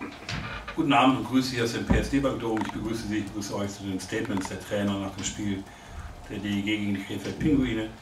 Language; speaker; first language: German; native; German